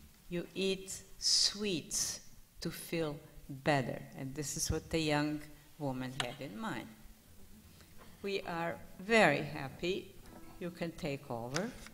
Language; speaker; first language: English; non-native, fluent; Ladino